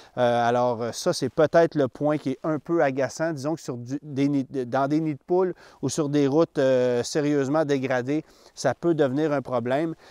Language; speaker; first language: French; native; French